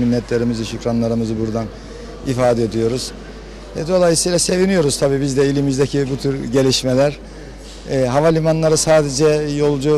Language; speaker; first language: Turkish; native; Turkish